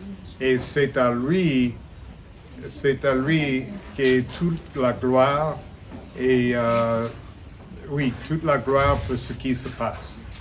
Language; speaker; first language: French; non-native, fluent; English